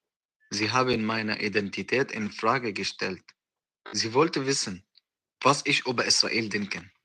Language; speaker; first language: German; non-native, learner; Arabic